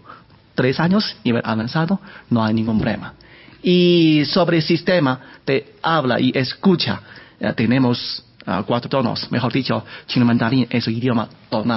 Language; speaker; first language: Spanish; non-native, learner; Chinese